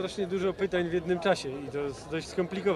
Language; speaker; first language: Polish; native; Polish